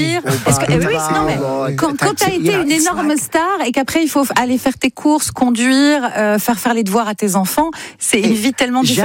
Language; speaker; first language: French; native; French